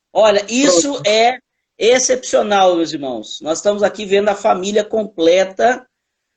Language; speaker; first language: Portuguese; native; Portuguese